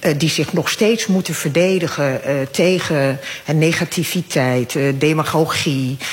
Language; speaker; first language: Dutch; early bilingual, other home language; Arabic